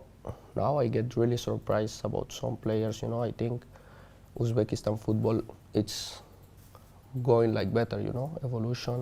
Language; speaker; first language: English; non-native, learner; Spanish